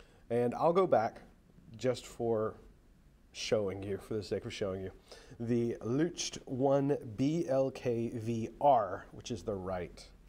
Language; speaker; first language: English; native; English